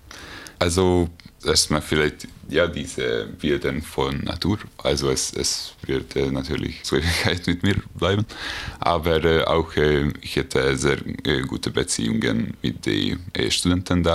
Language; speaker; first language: German; non-native, fluent; Hungarian